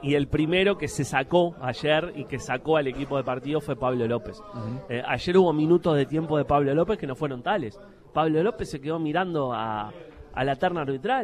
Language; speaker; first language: Spanish; native; Spanish